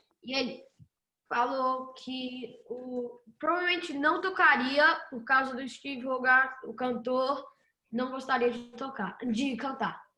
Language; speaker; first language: Portuguese; early bilingual, heritage; Portuguese